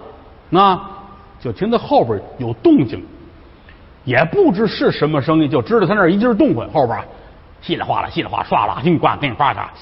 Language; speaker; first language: Chinese; native; Chinese